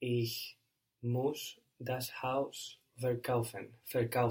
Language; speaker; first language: German; non-native, learner; English